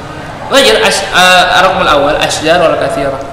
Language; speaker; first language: Arabic; non-native, fluent; Indonesian